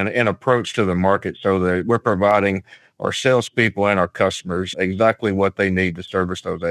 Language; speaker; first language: English; native; English